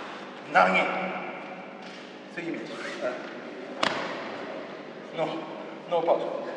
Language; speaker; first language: Japanese; native; Japanese